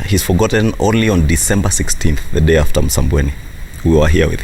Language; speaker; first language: English; non-native, local second language; Kikuyu